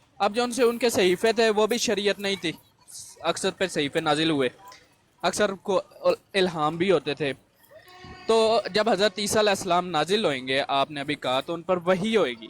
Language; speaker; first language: Urdu; native; Urdu